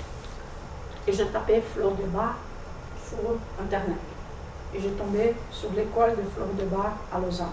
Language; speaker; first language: French; non-native, fluent; Portuguese